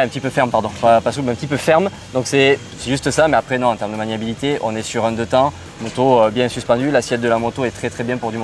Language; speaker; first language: French; native; French